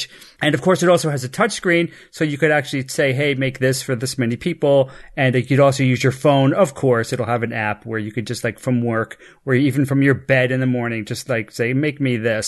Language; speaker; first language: English; native; English